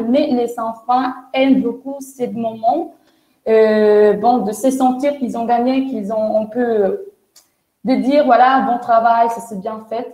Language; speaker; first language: French; non-native, fluent; Spanish